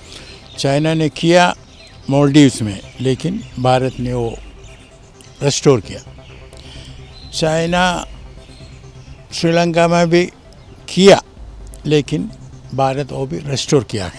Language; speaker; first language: Hindi; non-native, local second language; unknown